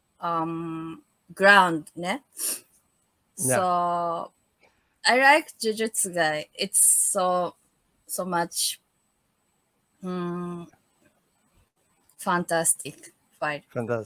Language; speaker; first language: English; non-native, learner; Japanese